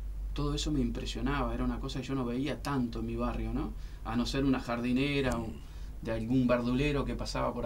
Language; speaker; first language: Spanish; native; Spanish